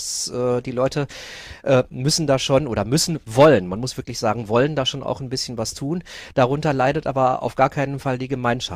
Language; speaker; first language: German; native; German